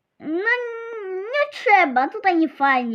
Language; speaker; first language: Polish; non-native, learner; Russian